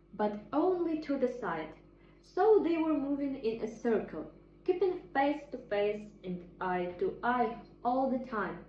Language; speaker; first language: English; non-native, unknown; Ukrainian